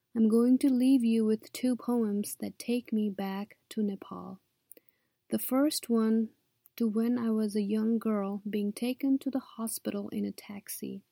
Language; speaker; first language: English; non-native, local second language; Nepali